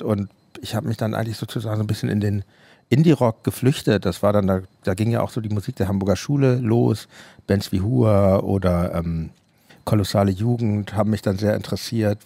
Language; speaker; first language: German; native; German